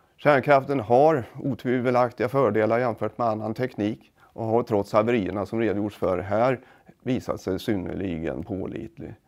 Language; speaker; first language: Swedish; native; Swedish